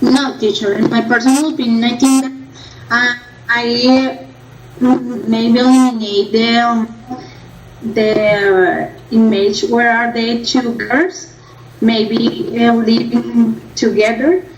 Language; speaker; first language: English; non-native, learner; Spanish